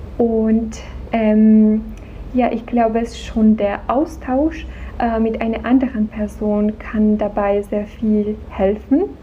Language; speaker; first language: German; non-native, fluent; Czech